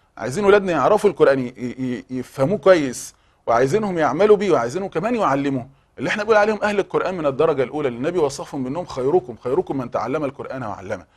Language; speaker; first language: Arabic; native; Arabic